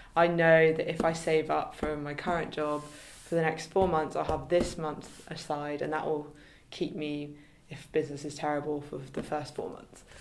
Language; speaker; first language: English; native; English